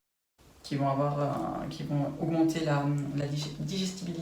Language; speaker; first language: French; native; French